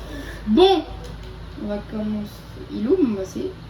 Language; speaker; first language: French; native; French